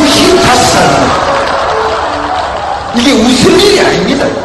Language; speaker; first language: Korean; native; Korean